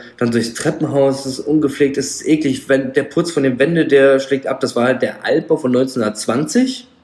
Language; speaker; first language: German; native; German